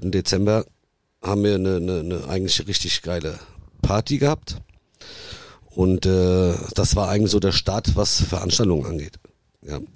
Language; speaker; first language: German; early bilingual, other home language; Italian